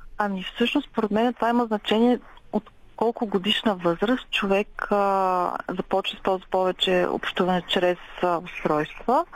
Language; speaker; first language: Bulgarian; native; Bulgarian